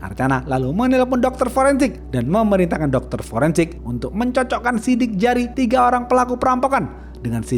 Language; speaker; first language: Indonesian; native; Indonesian